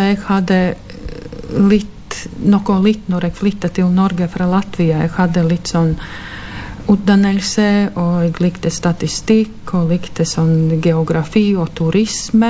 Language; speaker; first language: Norwegian; non-native, fluent; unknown